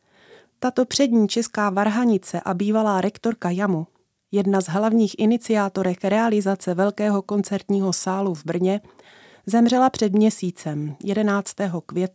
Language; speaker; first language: Czech; native; Czech